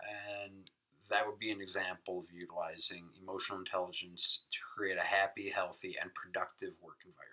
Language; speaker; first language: English; native; English